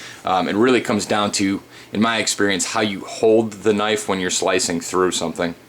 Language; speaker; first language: English; native; English